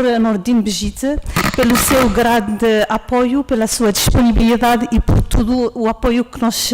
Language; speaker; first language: Portuguese; non-native, fluent; Arabic